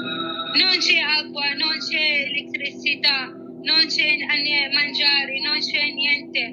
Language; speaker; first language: Italian; non-native, fluent; Arabic